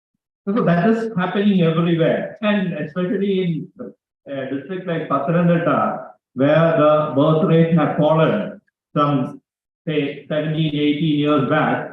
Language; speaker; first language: English; non-native, local second language; Malayalam